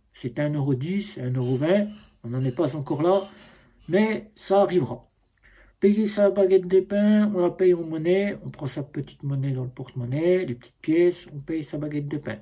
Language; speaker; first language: French; native; French